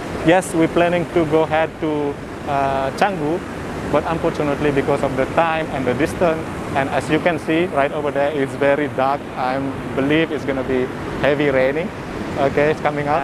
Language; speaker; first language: English; non-native, fluent; Indonesian